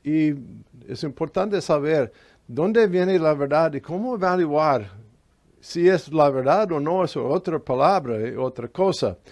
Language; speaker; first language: Spanish; non-native, fluent; English